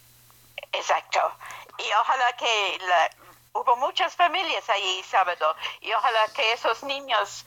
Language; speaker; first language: Spanish; non-native, fluent; English